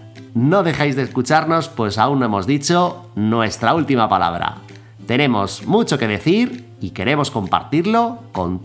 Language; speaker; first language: Spanish; native; Spanish